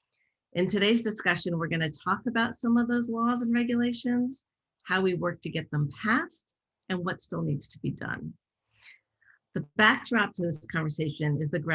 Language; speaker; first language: English; native; English